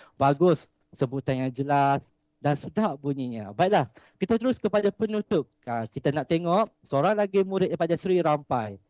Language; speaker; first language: Malay; native; Malay